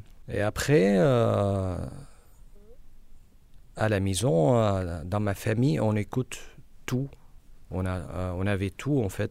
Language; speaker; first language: French; non-native, learner; Arabic